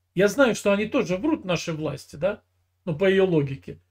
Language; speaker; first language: Russian; native; Russian